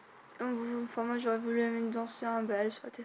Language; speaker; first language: French; native; French